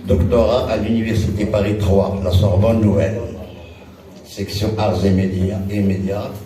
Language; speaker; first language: French; non-native, local second language; Arabic